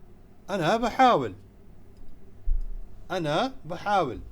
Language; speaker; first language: Arabic; non-native, fluent; Urdu